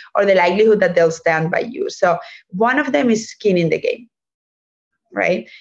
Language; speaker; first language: English; non-native, fluent; Spanish